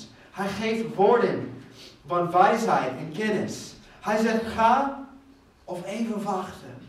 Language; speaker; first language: Dutch; non-native, fluent; English